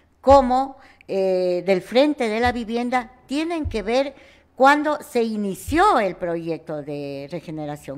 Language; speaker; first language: Spanish; native; Spanish